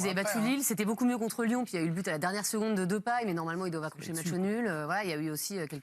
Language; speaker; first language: French; native; French